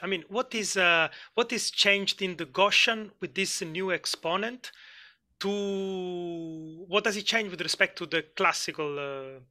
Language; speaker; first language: English; non-native, fluent; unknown